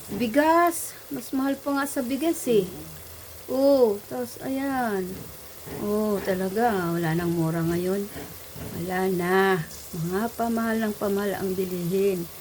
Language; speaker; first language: Filipino; non-native, local second language; Bikol